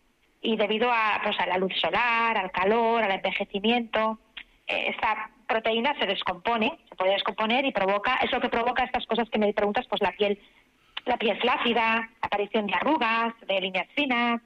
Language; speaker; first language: Spanish; native; Spanish